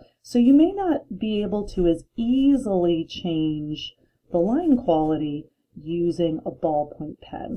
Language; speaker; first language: English; native; English